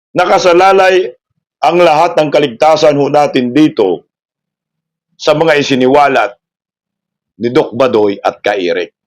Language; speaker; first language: Filipino; non-native, local second language; Cebuano